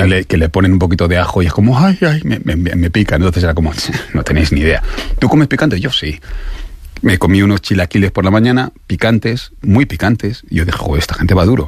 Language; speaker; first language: Spanish; native; Spanish